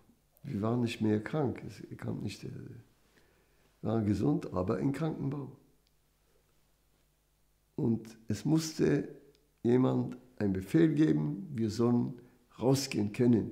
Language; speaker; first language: German; non-native, fluent; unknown